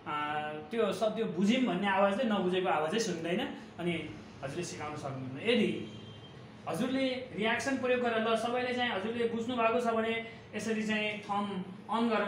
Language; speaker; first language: Nepali; native; Nepali